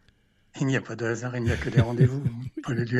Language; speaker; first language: French; native; French